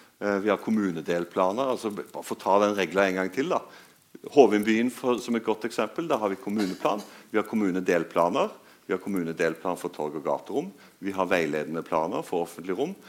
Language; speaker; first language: Norwegian; native; Norwegian